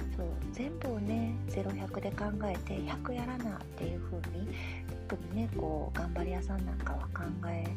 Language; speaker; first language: Japanese; native; Japanese